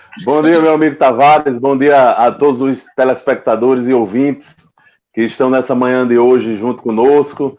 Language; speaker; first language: Portuguese; native; Portuguese